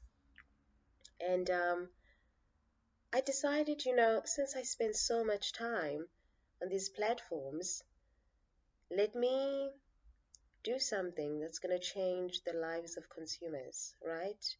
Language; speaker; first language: English; non-native, local second language; Xhosa